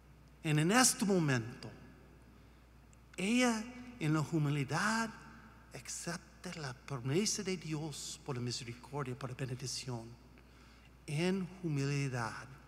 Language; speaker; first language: Spanish; non-native, learner; English